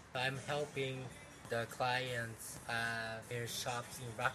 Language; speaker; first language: English; non-native, fluent; Japanese